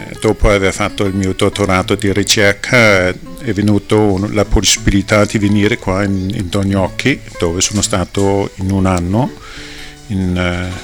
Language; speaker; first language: Italian; non-native, fluent; Danish